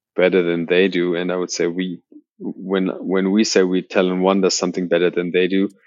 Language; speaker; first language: English; non-native, fluent; German